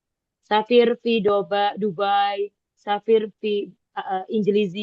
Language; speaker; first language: Arabic; non-native, learner; Indonesian